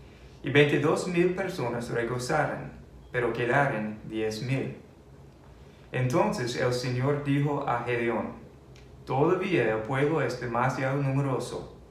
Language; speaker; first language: Spanish; non-native, fluent; English